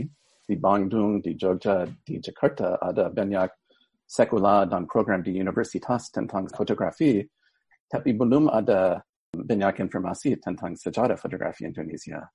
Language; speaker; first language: Indonesian; non-native, fluent; English